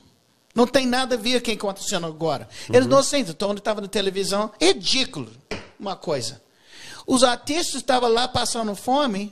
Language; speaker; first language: Portuguese; non-native, learner; English